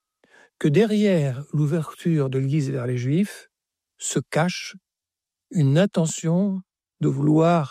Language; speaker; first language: French; native; French